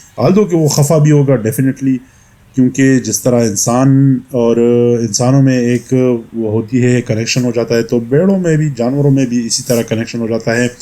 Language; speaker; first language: Urdu; non-native, local second language; Pashto